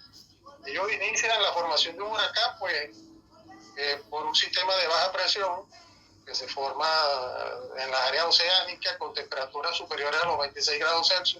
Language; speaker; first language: Spanish; native; Spanish